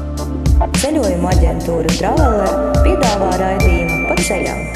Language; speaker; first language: Latvian; native; Latvian